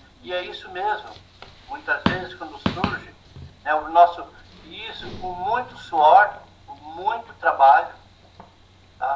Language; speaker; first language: Portuguese; native; Portuguese